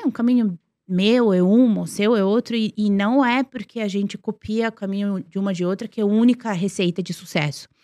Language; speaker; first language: Portuguese; non-native, fluent; Serbian